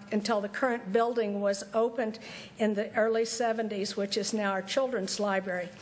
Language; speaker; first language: English; native; English